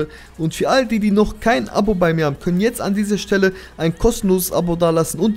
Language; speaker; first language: German; native; German